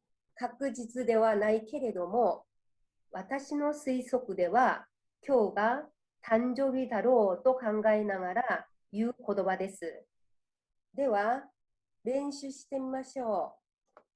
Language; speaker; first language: Japanese; non-native, fluent; Korean